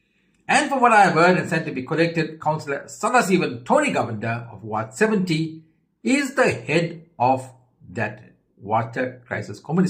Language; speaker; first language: English; native; English